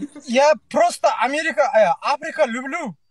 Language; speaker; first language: Russian; non-native, learner; Kazakh